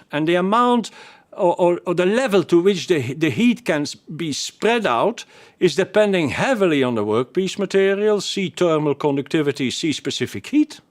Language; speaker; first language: English; non-native, fluent; Dutch